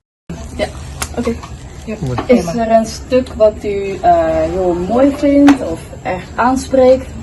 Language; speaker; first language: Dutch; native; Dutch